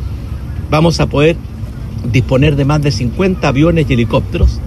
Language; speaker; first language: Spanish; native; Spanish